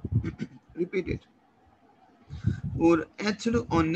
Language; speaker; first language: French; non-native, learner; Hindi